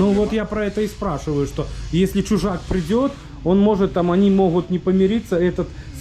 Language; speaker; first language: Russian; native; Russian